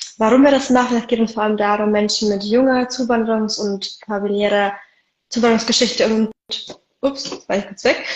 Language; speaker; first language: German; early bilingual, other home language; Arabic